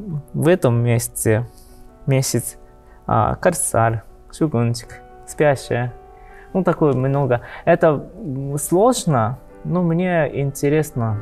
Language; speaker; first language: Russian; non-native, learner; Japanese